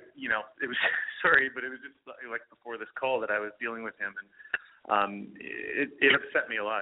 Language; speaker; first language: English; native; English